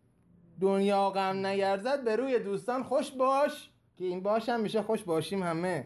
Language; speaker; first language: Persian; native; Persian